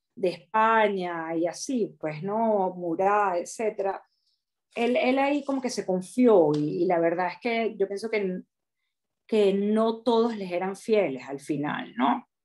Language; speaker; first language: Spanish; native; Spanish